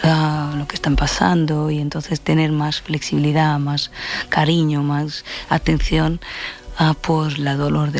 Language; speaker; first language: Spanish; non-native, fluent; Portuguese